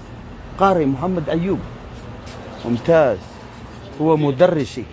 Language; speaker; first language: Arabic; non-native, learner; Maranao